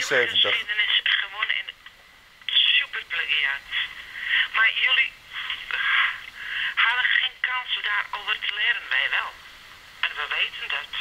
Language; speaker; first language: Dutch; non-native, learner; Serbian